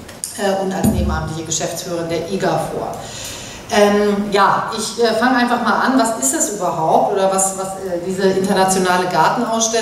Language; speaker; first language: German; native; German